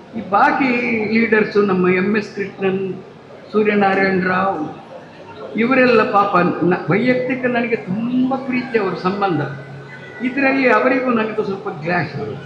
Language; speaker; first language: Kannada; non-native, local second language; Tulu